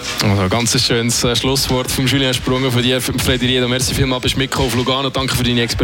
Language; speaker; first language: German; native; German